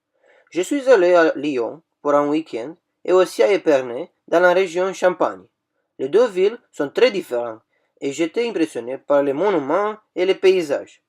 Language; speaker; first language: French; non-native, fluent; Romanian